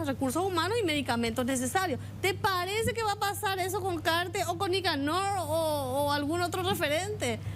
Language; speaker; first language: Spanish; native; Spanish